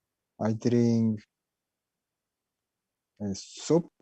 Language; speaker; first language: English; non-native, learner; Spanish